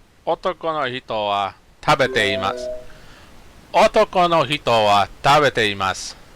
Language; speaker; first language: Japanese; non-native, learner; English